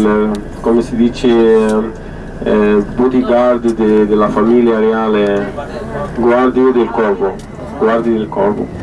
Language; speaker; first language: Italian; non-native, fluent; Arabic